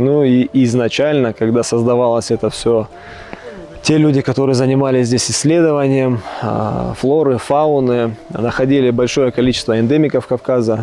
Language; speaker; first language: Russian; native; Russian